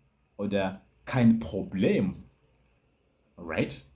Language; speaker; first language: German; non-native, learner; English